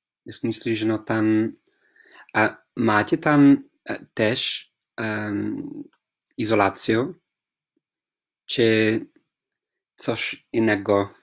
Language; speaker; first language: Polish; non-native, fluent; English